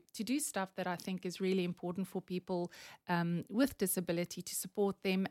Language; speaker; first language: English; non-native, local second language; Afrikaans